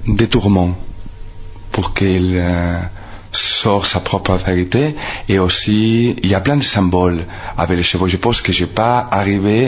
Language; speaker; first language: French; non-native, fluent; Spanish